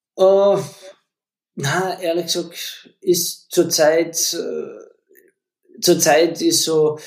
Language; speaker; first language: German; native; German